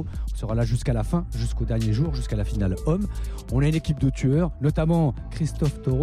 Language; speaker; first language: French; native; French